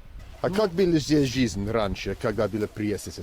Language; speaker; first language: Russian; non-native, learner; English